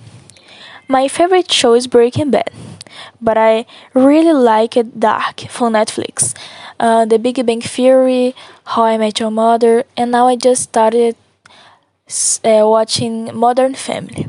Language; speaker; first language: English; non-native, learner; Portuguese